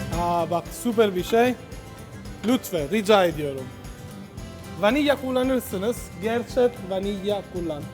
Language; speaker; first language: Turkish; non-native, learner; Italian